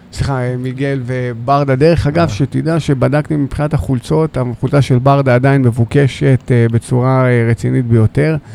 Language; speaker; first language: Hebrew; native; Hebrew